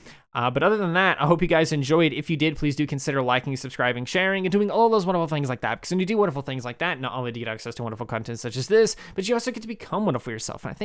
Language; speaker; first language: English; native; English